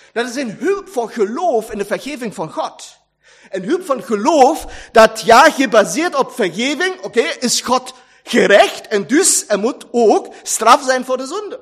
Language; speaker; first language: Dutch; non-native, learner; German